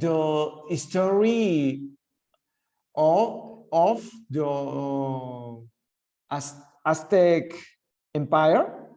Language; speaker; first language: English; non-native, learner; Spanish